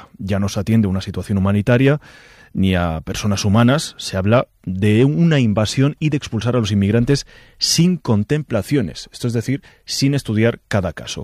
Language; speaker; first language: Spanish; native; Spanish